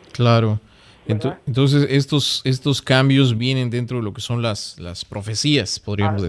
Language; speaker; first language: Spanish; native; Spanish